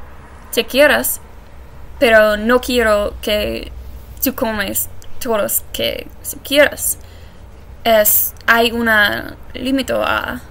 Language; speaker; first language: Spanish; non-native, learner; English